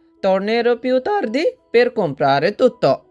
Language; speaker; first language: Italian; non-native, fluent; Bangla